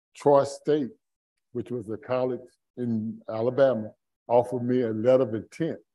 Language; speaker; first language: English; native; English